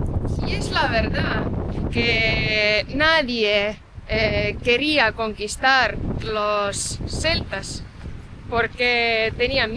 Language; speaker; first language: Spanish; non-native, fluent; Estonian